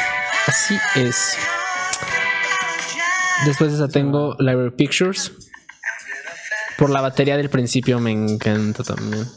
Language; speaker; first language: Spanish; native; Spanish